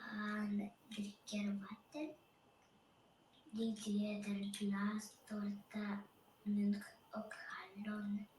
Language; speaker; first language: Swedish; non-native, learner; Russian